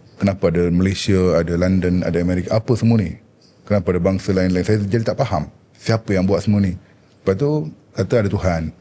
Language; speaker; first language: Malay; non-native, local second language; Tamil